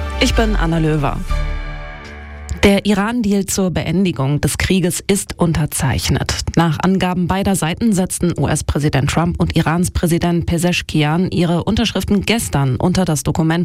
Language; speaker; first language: German; native; German